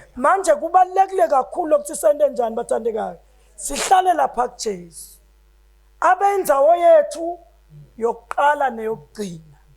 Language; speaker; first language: Zulu; non-native, local second language; Swati